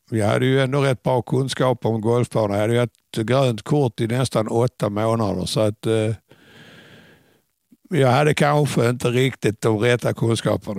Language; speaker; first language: Swedish; native; Swedish